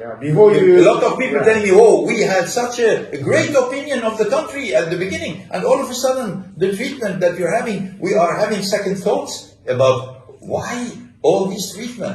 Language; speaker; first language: English; non-native, fluent; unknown